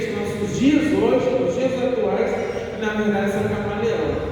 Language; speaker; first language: Portuguese; native; Portuguese